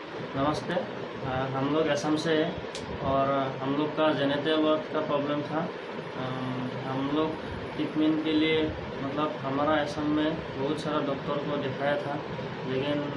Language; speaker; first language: Hindi; non-native, local second language; Assamese